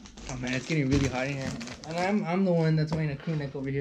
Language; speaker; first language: English; early bilingual, other home language; Spanish